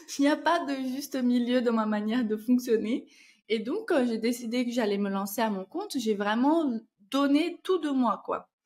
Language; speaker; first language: French; non-native, fluent; Portuguese